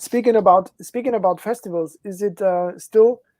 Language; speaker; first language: English; non-native, fluent; German